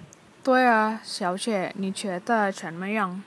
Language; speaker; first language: Chinese; non-native, learner; Indonesian